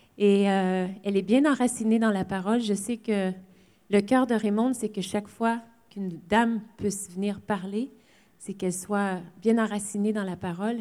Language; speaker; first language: French; native; French